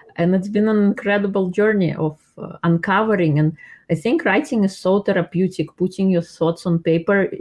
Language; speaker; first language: English; non-native, fluent; Russian